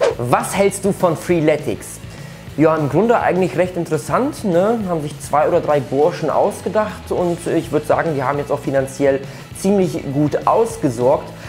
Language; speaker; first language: German; early bilingual, other home language; Polish